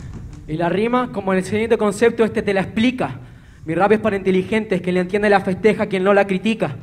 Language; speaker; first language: Spanish; native; Spanish